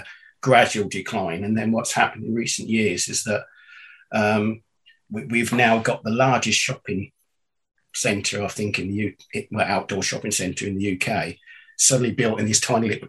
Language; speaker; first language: English; native; English